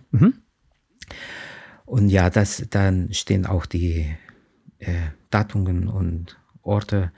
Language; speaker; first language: German; non-native, fluent; Spanish